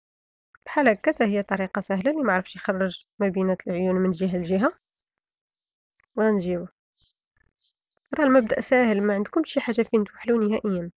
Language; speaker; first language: Arabic; native; Arabic